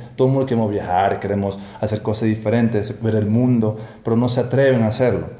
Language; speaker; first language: Spanish; non-native, fluent; English